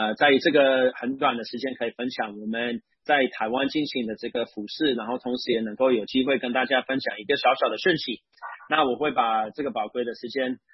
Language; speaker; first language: Chinese; non-native, fluent; English